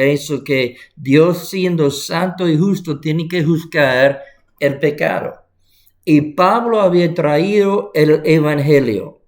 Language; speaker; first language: Spanish; non-native, fluent; English